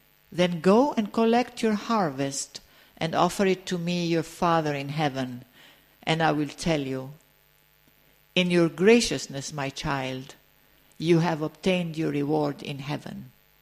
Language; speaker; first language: English; early bilingual, other home language; Greek